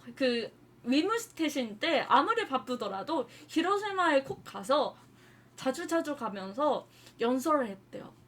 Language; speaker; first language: Korean; non-native, fluent; Japanese